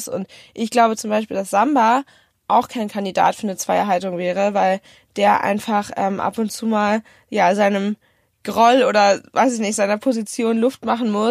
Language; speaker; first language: German; native; German